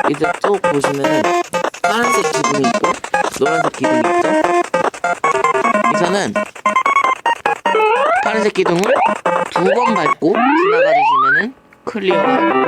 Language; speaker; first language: Korean; native; Korean